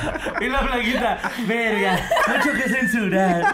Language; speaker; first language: Spanish; native; Spanish